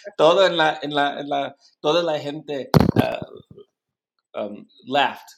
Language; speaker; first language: Spanish; non-native, learner; English